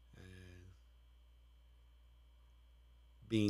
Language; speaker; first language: English; non-native, fluent; Spanish